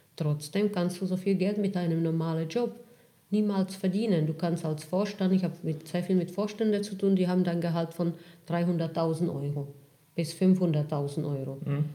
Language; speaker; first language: German; non-native, fluent; Czech